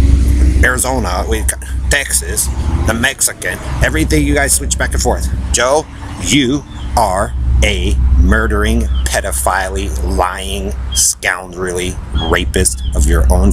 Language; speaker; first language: English; native; English